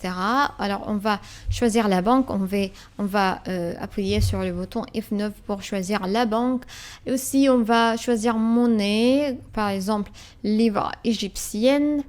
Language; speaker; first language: French; non-native, fluent; Arabic